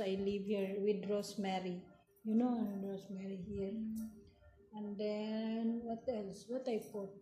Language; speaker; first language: English; non-native, local second language; Filipino